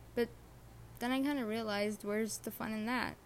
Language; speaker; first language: English; non-native, fluent; Arabic